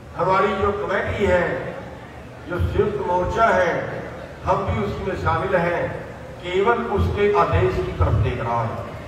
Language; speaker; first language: Hindi; native; Hindi